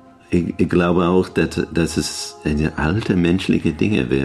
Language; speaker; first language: German; non-native, learner; English